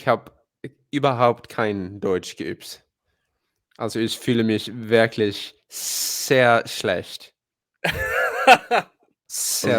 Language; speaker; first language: German; non-native, learner; English